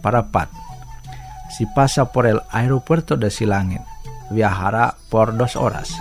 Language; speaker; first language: Spanish; non-native, fluent; Indonesian